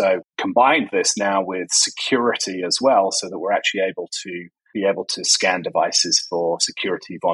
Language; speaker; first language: English; native; English